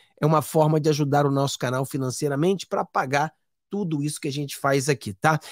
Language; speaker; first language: Portuguese; native; Portuguese